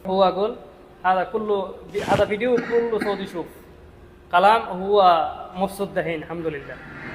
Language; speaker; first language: Arabic; non-native, learner; Bangla